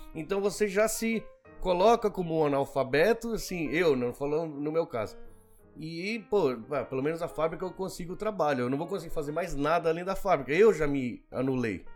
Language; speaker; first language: Portuguese; early bilingual, other home language; Spanish